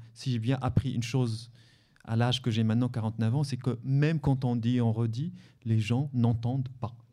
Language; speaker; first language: French; non-native, local second language; Arabic